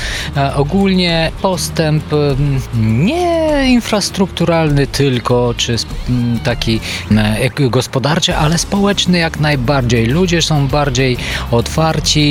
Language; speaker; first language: Polish; non-native, fluent; Bulgarian